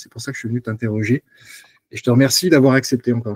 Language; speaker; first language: French; native; French